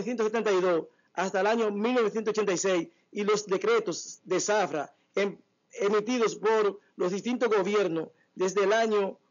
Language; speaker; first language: Spanish; native; Spanish